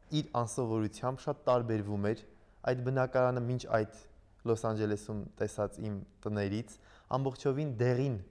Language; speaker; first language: Armenian; native; Armenian